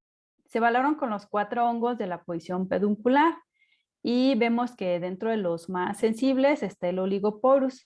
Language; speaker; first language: Spanish; native; Spanish